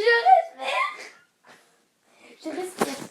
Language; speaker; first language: French; native; French